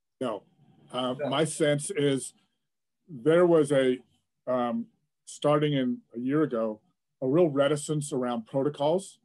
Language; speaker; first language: English; native; English